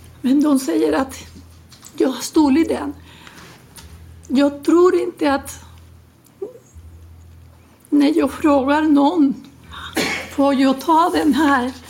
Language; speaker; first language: Swedish; non-native, fluent; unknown